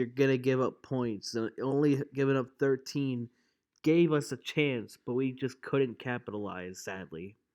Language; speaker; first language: English; native; English